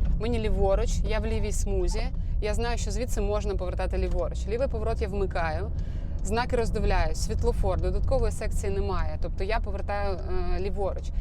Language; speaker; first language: Ukrainian; non-native, local second language; Russian